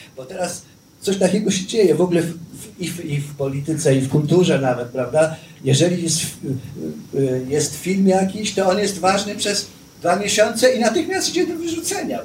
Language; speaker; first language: Polish; native; Polish